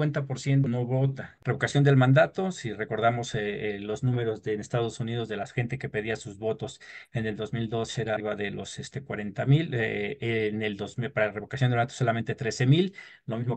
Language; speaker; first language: Spanish; native; Spanish